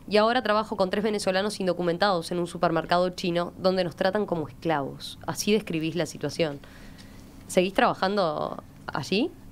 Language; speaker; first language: Spanish; native; Spanish